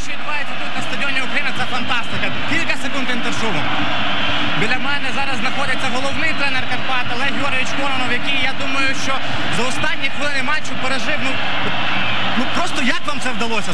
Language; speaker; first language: Ukrainian; native; Ukrainian